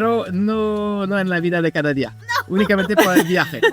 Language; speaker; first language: Spanish; non-native, learner; French